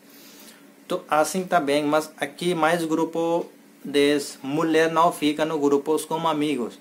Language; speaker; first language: Portuguese; non-native, learner; Hindi